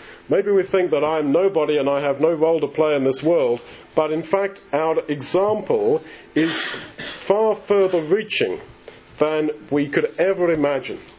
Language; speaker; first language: English; native; English